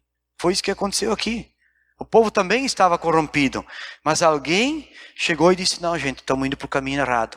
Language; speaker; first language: Portuguese; native; Portuguese